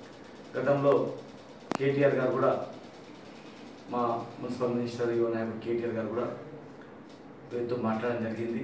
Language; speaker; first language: Telugu; native; Telugu